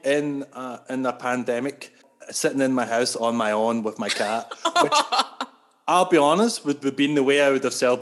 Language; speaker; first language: English; native; English